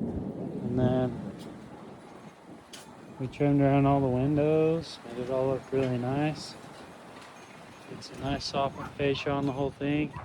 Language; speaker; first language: English; native; English